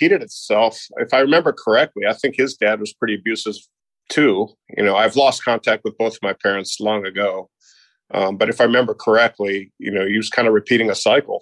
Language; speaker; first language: English; native; English